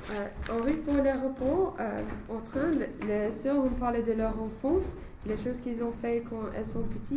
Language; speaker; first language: French; non-native, learner; English